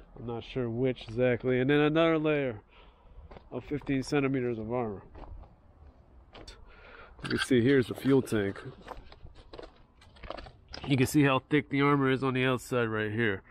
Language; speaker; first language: English; native; English